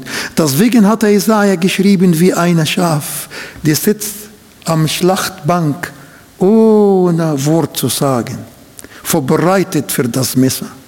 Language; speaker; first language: German; non-native, fluent; Arabic